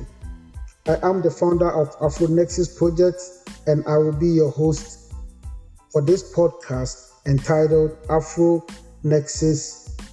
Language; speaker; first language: English; non-native, local second language; Akan